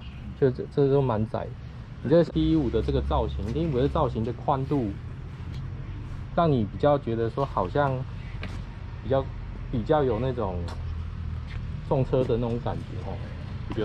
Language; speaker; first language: Chinese; native; Chinese